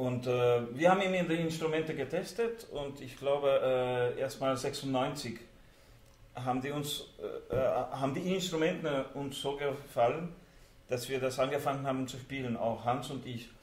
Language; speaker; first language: German; non-native, fluent; Hungarian